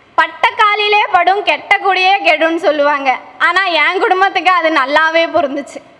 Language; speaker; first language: Tamil; native; Tamil